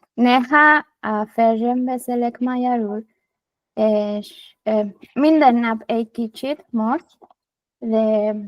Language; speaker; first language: Hungarian; non-native, learner; Spanish